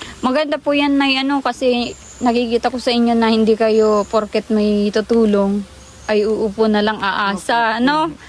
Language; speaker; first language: Filipino; native; Filipino